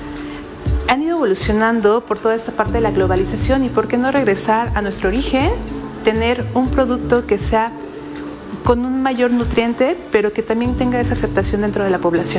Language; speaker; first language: Spanish; native; Spanish